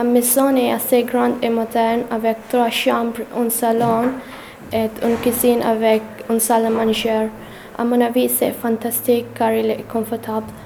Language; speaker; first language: French; non-native, learner; English